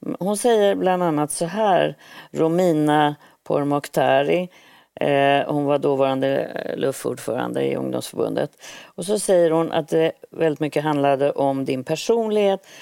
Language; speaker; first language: Swedish; native; Swedish